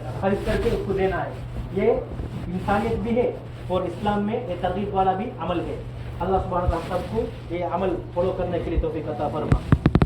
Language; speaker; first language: Hindi; non-native, local second language; Tamil